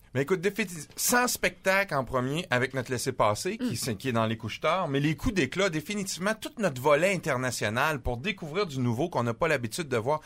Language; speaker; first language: French; native; French